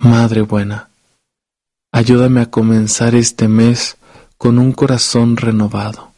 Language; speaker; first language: Spanish; native; Spanish